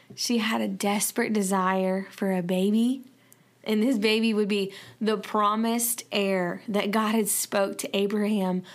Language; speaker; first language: English; native; English